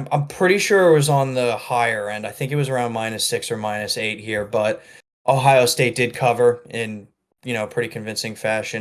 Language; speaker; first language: English; native; English